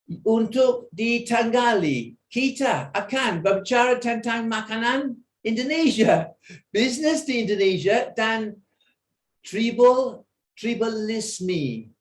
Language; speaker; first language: Indonesian; non-native, fluent; English